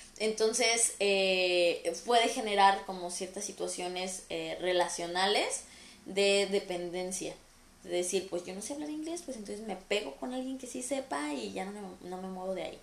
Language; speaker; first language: Spanish; native; Spanish